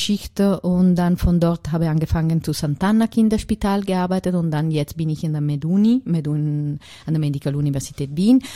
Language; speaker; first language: German; non-native, learner; Italian